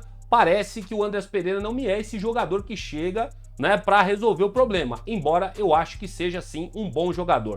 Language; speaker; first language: Portuguese; native; Portuguese